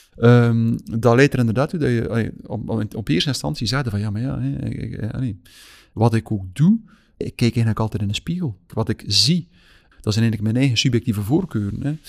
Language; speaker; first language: Dutch; native; Dutch